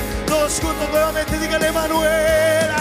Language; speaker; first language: Spanish; native; Spanish